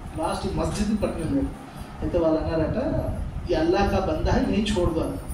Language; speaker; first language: Telugu; non-native, local second language; Urdu